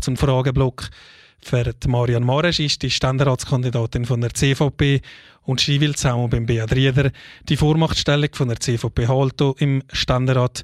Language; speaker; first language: German; native; German